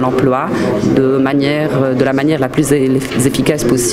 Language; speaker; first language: French; non-native, local second language; Arabic